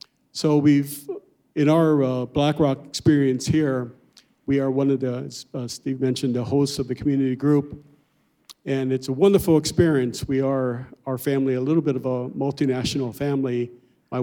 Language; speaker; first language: English; native; English